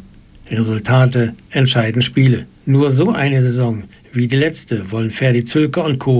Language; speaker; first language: German; native; German